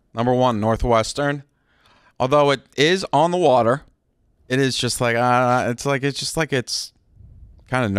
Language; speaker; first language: English; native; English